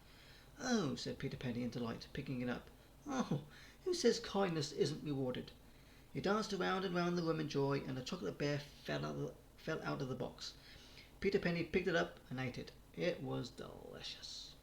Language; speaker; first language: English; native; English